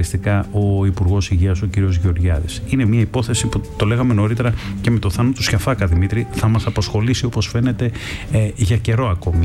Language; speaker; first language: Greek; native; Greek